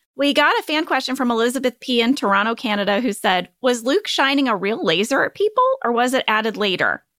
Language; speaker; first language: English; native; English